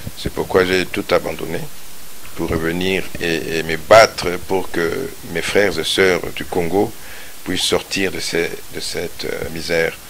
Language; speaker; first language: French; non-native, local second language; Lingala